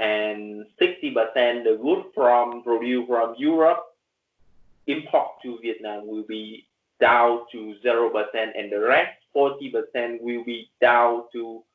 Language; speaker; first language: English; non-native, learner; Vietnamese